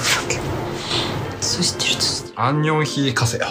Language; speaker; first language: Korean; non-native, learner; Japanese